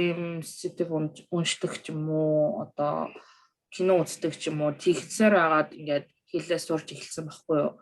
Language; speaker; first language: Mongolian; early bilingual, other home language; Korean